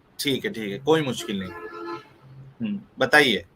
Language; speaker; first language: Hindi; native; Hindi